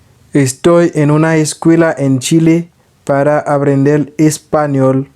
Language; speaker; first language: Spanish; non-native, learner; Haitian Creole